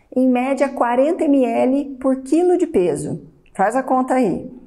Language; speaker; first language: Portuguese; native; Portuguese